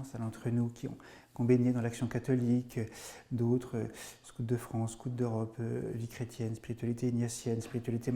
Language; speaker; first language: French; native; French